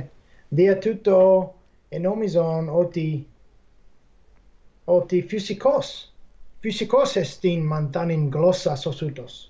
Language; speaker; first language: Greek; non-native, fluent; English